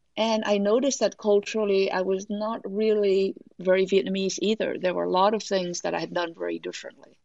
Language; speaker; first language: English; non-native, fluent; Vietnamese